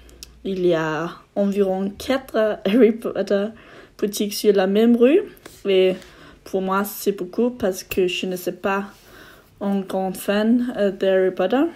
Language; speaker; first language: French; non-native, learner; Danish